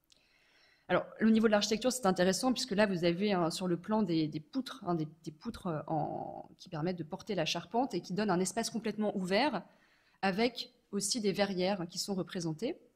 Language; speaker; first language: French; native; French